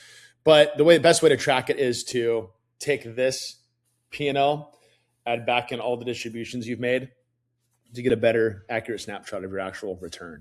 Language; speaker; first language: English; native; English